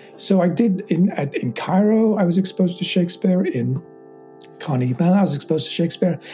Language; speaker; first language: English; native; English